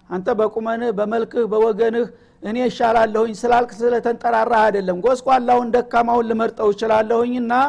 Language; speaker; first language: Amharic; native; Amharic